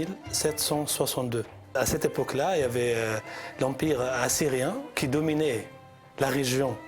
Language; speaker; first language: French; non-native, fluent; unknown